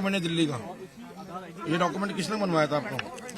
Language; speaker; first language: Hindi; native; Hindi